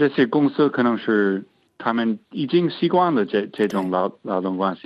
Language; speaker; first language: Chinese; non-native, fluent; English